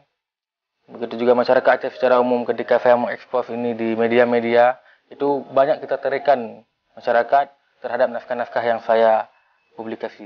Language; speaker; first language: Indonesian; non-native, local second language; Achinese